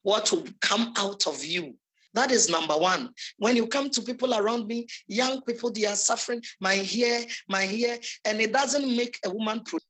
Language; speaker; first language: English; non-native, local second language; Akan